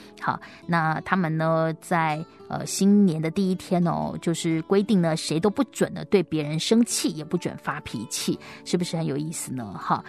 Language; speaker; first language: Chinese; native; Chinese